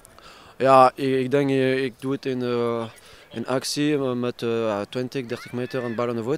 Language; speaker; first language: Dutch; non-native, learner; French